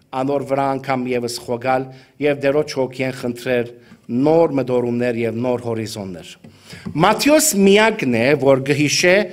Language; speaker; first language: Armenian; early bilingual, heritage; Armenian